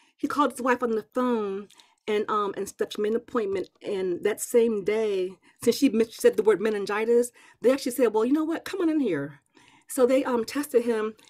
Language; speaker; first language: English; native; English